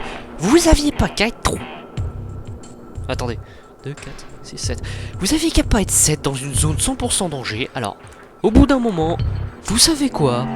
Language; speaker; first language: French; native; French